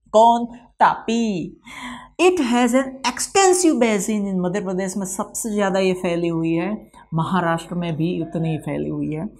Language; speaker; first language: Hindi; non-native, local second language; Gujarati